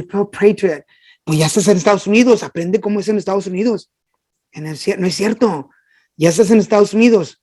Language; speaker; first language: Spanish; early bilingual, heritage; Spanish